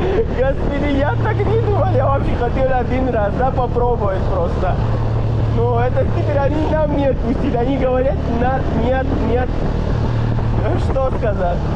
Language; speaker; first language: Russian; non-native, learner; Pashto